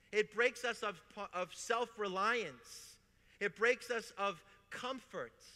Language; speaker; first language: English; native; English